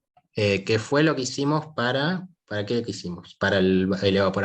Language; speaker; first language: Spanish; native; Spanish